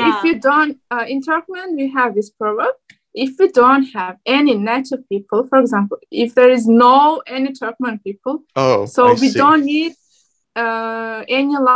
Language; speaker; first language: English; non-native, learner; Turkmen